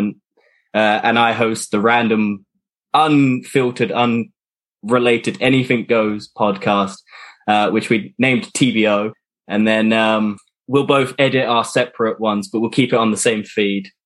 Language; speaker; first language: English; native; English